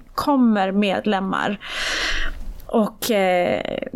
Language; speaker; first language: Swedish; early bilingual, other home language; Persian